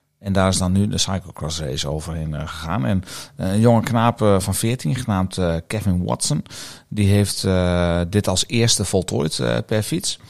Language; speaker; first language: Dutch; native; Dutch